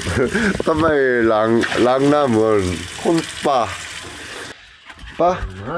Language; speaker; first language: Thai; non-native, learner; Korean